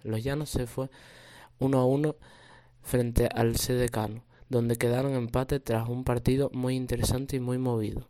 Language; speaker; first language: Spanish; native; Spanish